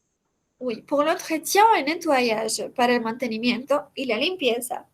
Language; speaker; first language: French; non-native, fluent; Spanish